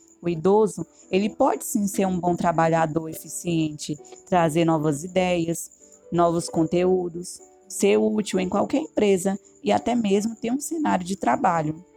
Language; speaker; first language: Portuguese; native; Portuguese